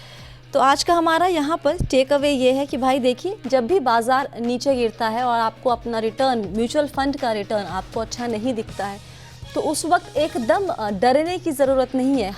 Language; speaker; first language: Hindi; native; Hindi